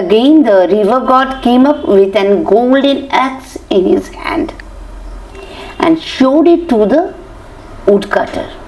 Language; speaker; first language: English; non-native, local second language; Bangla